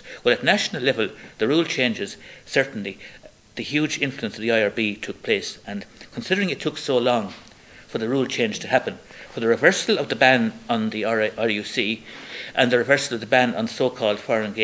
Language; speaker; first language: English; native; English